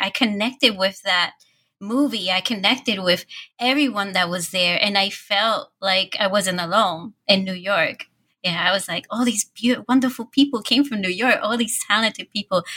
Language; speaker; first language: English; early bilingual, other home language; Spanish